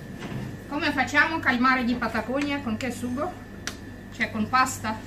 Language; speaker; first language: Italian; non-native, learner; Russian